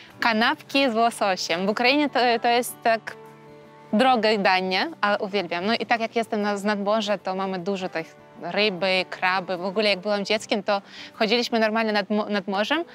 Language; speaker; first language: Polish; non-native, fluent; Russian